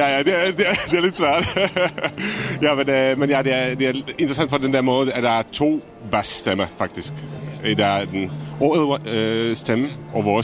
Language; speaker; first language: Danish; non-native, fluent; Czech